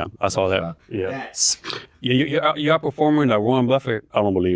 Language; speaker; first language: English; native; English